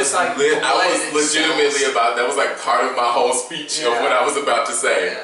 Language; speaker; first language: English; native; English